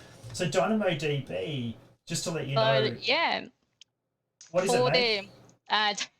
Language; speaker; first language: English; native; English